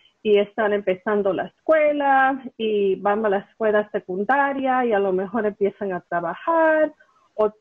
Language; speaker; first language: Spanish; early bilingual, heritage; Spanish